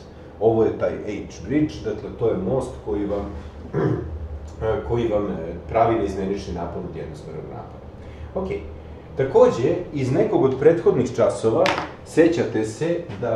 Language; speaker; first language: Serbian; native; Serbian